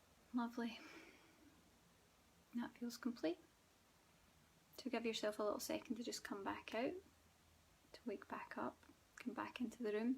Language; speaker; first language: English; native; English